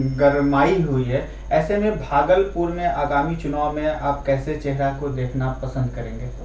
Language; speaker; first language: Hindi; native; Hindi